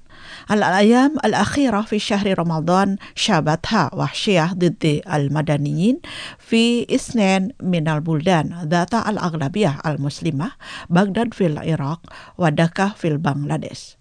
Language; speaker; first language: Arabic; non-native, fluent; Indonesian